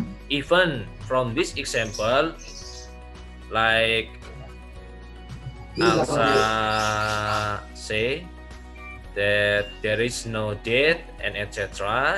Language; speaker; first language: English; non-native, learner; Indonesian